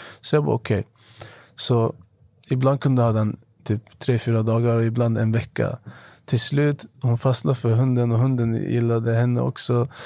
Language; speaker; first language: Swedish; non-native, fluent; Arabic